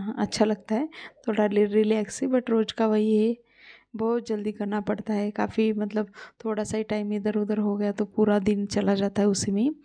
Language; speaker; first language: Hindi; non-native, local second language; Marathi